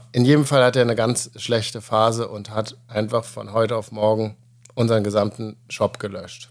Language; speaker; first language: German; native; German